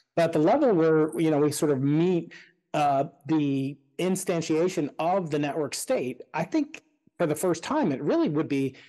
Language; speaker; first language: English; native; English